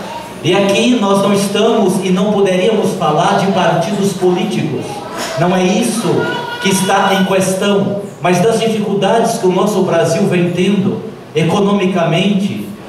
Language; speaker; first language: Portuguese; native; Portuguese